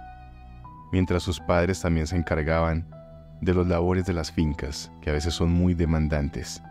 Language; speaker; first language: Spanish; native; Spanish